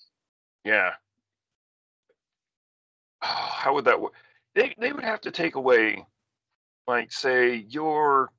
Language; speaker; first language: English; native; English